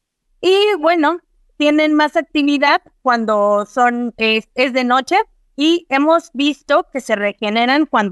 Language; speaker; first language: Spanish; native; Spanish